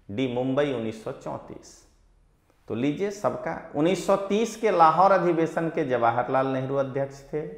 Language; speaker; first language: Hindi; non-native, local second language; Gujarati